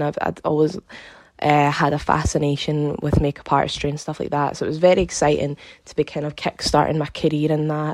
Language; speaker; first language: English; native; English